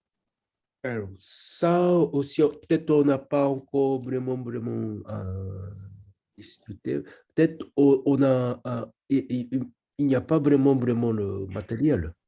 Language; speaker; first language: French; non-native, learner; Japanese